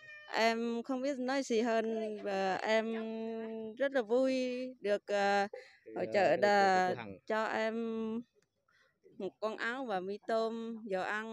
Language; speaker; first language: Vietnamese; non-native, local second language; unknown